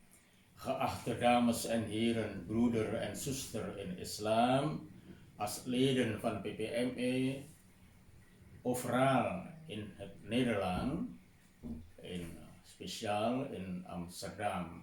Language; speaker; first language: Dutch; non-native, fluent; Indonesian